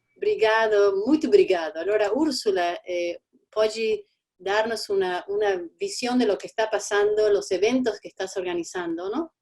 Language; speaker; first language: Portuguese; non-native, learner; Spanish